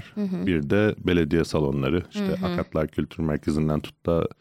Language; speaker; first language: Turkish; native; Turkish